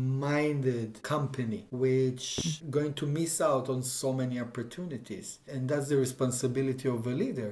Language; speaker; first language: English; non-native, fluent; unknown